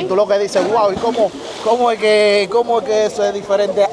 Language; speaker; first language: Spanish; native; Spanish